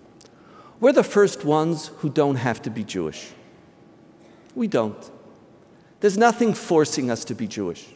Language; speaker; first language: English; native; English